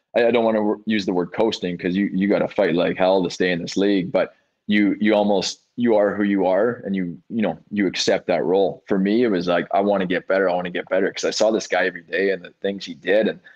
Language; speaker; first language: English; native; English